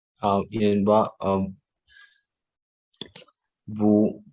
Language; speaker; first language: French; non-native, learner; Vietnamese